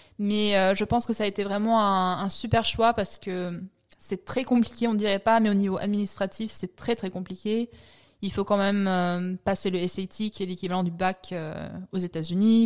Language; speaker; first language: French; early bilingual, other home language; Italian